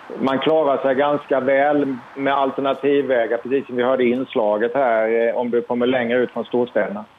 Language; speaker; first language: Swedish; native; Swedish